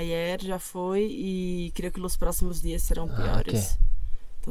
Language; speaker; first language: Spanish; non-native, fluent; Portuguese